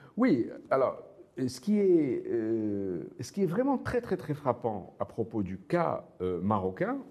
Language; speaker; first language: French; non-native, local second language; Arabic